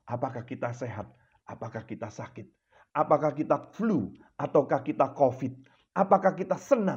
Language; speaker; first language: Indonesian; native; Indonesian